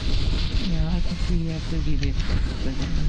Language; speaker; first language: English; non-native, local second language; Filipino